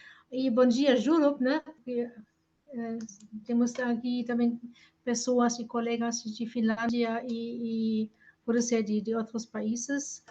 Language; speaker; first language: Portuguese; non-native, fluent; German